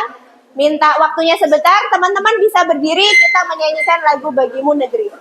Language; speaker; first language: Indonesian; native; Indonesian